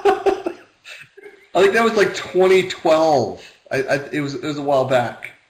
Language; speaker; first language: English; native; English